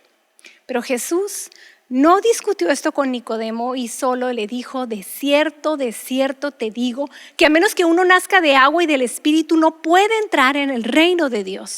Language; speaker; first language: Spanish; native; Spanish